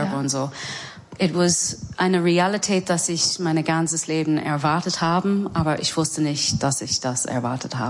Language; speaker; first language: German; non-native, learner; English